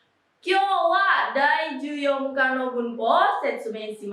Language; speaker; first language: Japanese; non-native, fluent; Indonesian